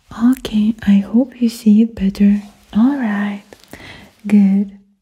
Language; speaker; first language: English; non-native, fluent; Ukrainian